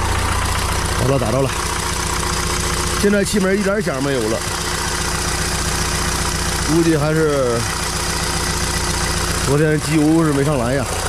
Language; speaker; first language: Chinese; native; Chinese